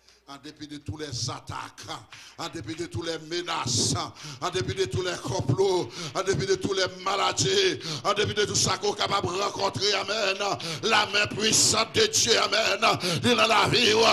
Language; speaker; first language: French; native; French